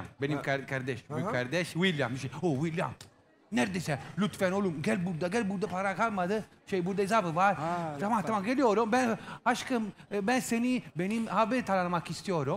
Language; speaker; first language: Turkish; non-native, learner; English